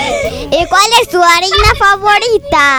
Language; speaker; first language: Spanish; early bilingual, other home language; French